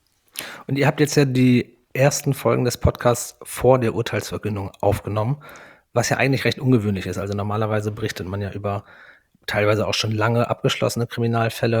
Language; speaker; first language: German; native; German